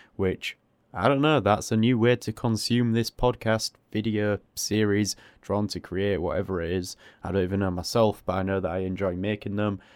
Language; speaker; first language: English; native; English